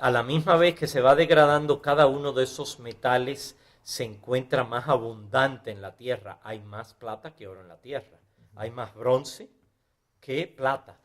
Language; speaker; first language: Spanish; native; Spanish